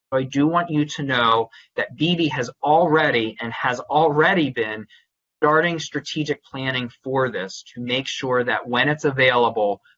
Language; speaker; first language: English; native; English